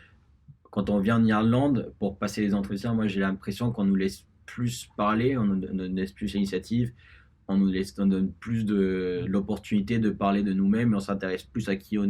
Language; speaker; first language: French; early bilingual, other home language; Spanish